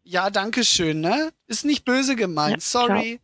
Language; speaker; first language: German; native; German